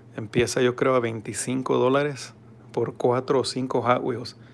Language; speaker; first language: Spanish; early bilingual, heritage; Spanish